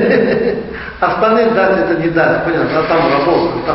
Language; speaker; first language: Russian; non-native, learner; Tibetan